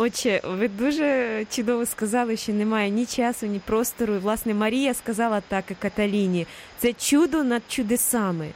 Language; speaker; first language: Ukrainian; native; Ukrainian